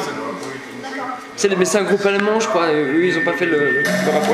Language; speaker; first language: French; native; French